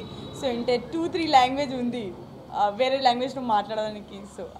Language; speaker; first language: Telugu; non-native, learner; Gujarati